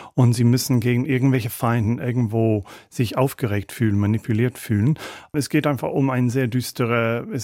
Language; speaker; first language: German; non-native, fluent; English